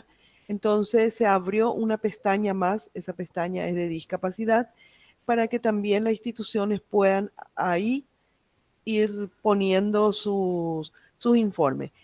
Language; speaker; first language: Spanish; native; Spanish